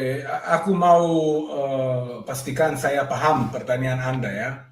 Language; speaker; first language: Indonesian; non-native, fluent; Hebrew